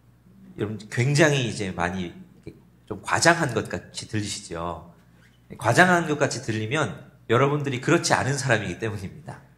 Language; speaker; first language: Korean; native; Korean